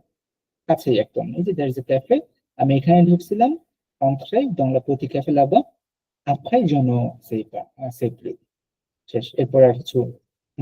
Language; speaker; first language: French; non-native, fluent; Bangla